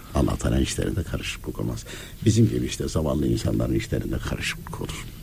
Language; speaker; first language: Turkish; native; Turkish